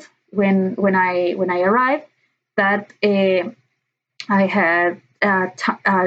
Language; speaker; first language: English; non-native, learner; Spanish